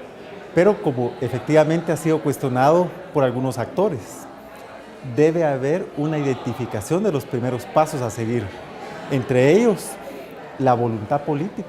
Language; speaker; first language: Spanish; native; Spanish